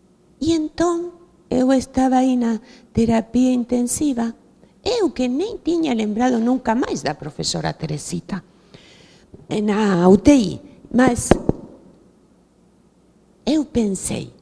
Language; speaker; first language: Portuguese; non-native, fluent; Spanish